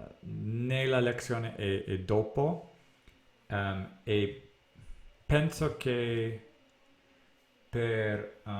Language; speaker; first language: Italian; non-native, learner; English